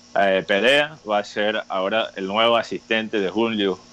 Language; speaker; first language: Spanish; non-native, fluent; English